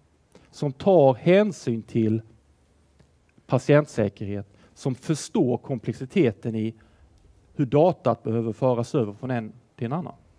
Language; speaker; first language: Swedish; native; Swedish